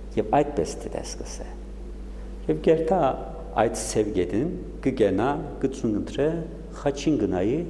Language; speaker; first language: Armenian; native; Armenian